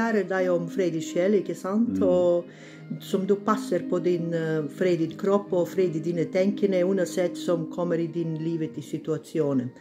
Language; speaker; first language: Norwegian; non-native, learner; Bosnian